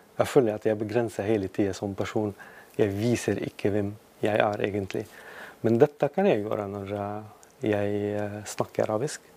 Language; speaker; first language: Norwegian; non-native, learner; Arabic